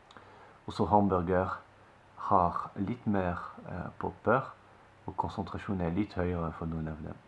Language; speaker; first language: Norwegian; non-native, fluent; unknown